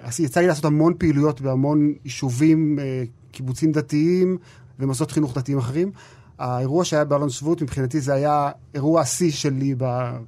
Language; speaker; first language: Hebrew; native; Hebrew